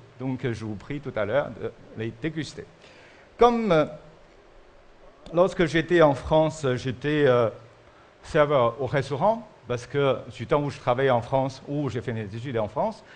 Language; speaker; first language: French; non-native, fluent; Chinese